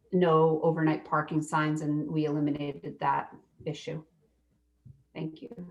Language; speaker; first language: English; native; English